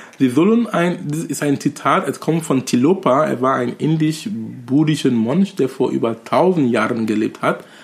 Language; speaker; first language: German; non-native, fluent; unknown